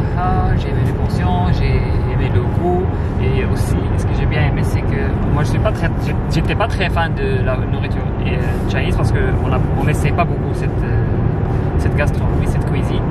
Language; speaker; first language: French; non-native, local second language; Arabic